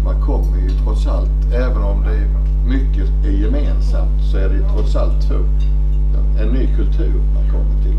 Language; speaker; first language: Swedish; native; Swedish